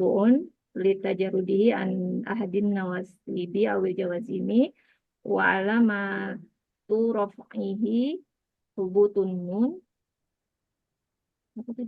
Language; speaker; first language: Arabic; non-native, learner; Indonesian